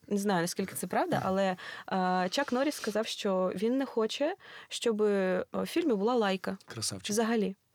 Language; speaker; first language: Ukrainian; non-native, local second language; Russian